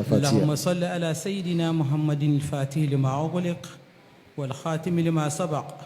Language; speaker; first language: Arabic; non-native, fluent; Hausa